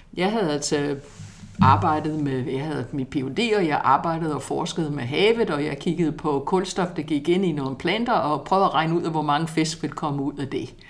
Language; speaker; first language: Danish; non-native, fluent; English